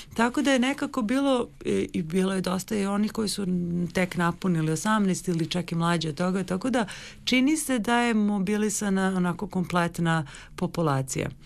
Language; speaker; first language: Serbian; native; Serbian